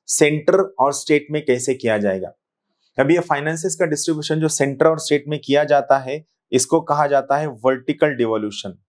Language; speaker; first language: Hindi; non-native, local second language; Marathi